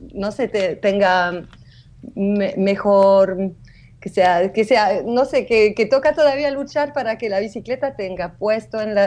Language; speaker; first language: Spanish; early bilingual, heritage; French